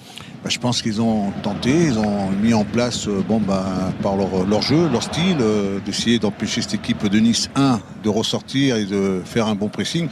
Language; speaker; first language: French; native; French